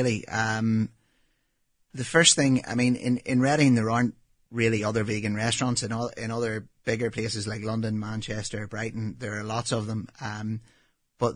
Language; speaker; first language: English; native; English